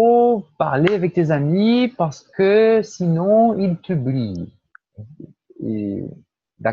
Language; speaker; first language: French; non-native, fluent; Portuguese